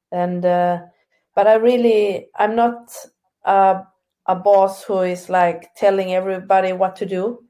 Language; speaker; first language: English; non-native, fluent; Swedish